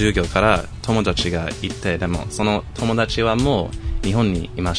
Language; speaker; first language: Japanese; non-native, fluent; English